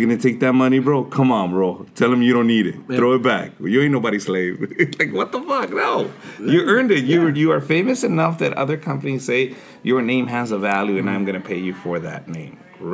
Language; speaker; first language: English; early bilingual, other home language; Spanish